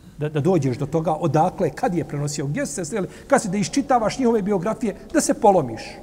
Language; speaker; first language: Bosnian; native; Bosnian